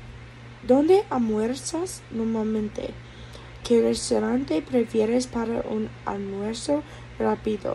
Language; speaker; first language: Spanish; non-native, learner; English